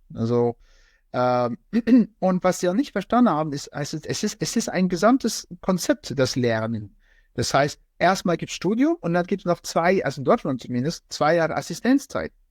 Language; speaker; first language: German; non-native, fluent; French